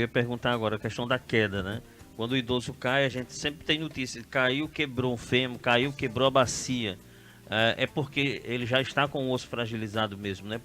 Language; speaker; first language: Portuguese; native; Portuguese